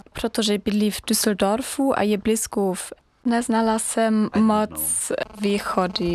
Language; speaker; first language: Czech; non-native, learner; German